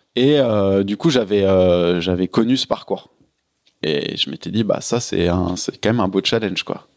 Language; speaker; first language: French; native; French